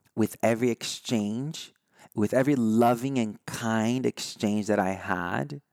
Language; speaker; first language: English; non-native, fluent; Portuguese